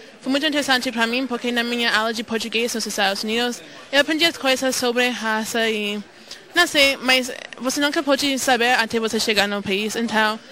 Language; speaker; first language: Portuguese; non-native, learner; English